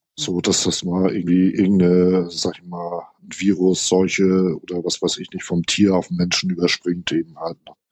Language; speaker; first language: German; native; German